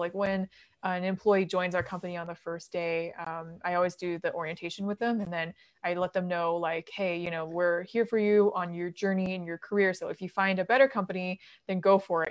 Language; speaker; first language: English; native; English